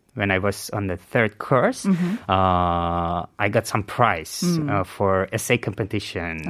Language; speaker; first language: English; non-native, learner; Uzbek